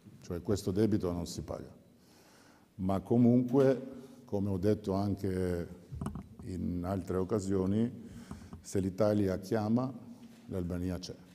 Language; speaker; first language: Italian; non-native, fluent; Albanian